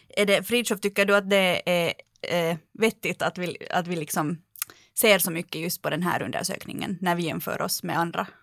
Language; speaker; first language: Swedish; native; Swedish